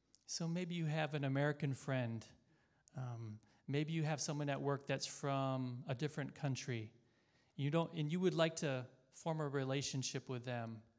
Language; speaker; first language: English; native; English